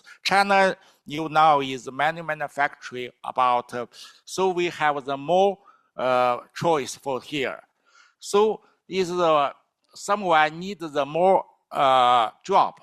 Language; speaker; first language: English; non-native, learner; Chinese